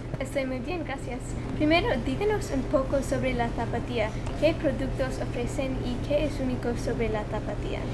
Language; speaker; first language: Spanish; non-native, learner; English